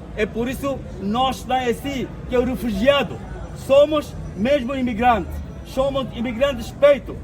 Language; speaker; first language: Portuguese; non-native, local second language; Bangla